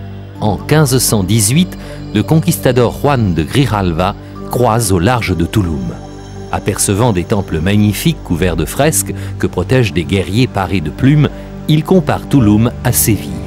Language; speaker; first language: French; native; French